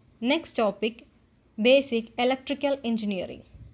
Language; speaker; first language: English; non-native, local second language; Malayalam